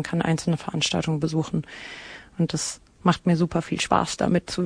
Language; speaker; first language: German; native; German